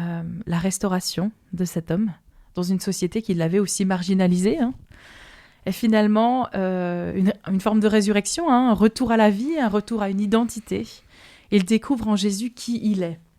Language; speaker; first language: French; native; French